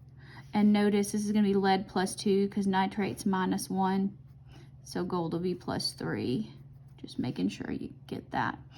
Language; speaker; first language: English; native; English